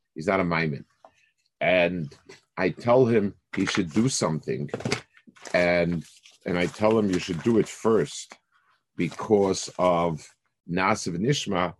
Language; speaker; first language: English; native; English